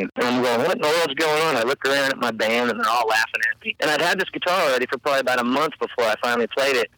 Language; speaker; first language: English; native; English